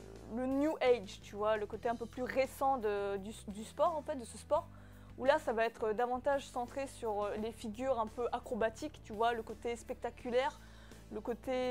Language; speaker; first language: French; native; French